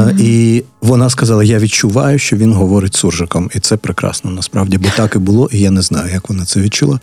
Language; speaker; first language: Ukrainian; non-native, local second language; Russian